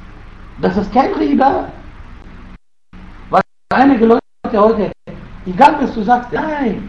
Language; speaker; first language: German; non-native, fluent; Arabic